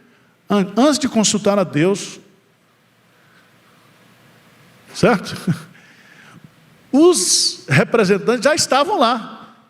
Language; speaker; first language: Portuguese; native; Portuguese